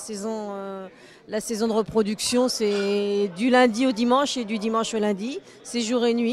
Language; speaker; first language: French; native; French